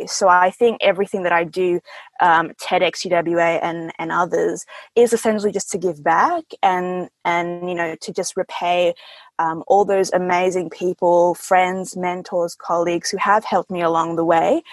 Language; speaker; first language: English; early bilingual, other home language; Indonesian